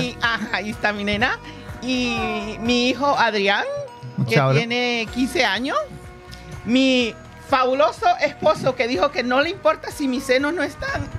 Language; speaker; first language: Spanish; early bilingual, heritage; Spanish